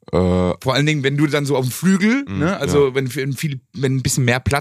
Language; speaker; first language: German; native; German